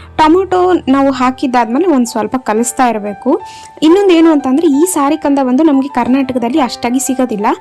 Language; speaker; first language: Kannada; non-native, local second language; Telugu